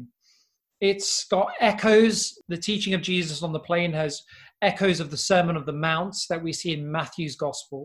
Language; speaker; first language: English; native; English